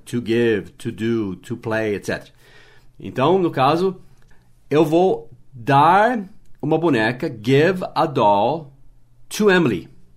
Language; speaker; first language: Portuguese; non-native, fluent; English